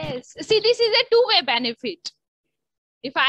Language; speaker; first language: English; non-native, learner; Hindi